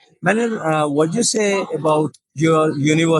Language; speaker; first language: English; non-native, local second language; Urdu